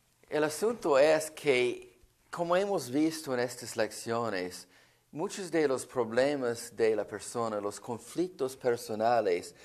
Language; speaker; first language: Spanish; non-native, fluent; English